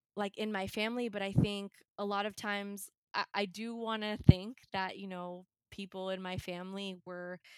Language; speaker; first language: English; native; English